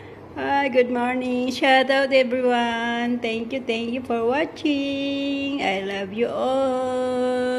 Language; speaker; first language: English; non-native, local second language; Filipino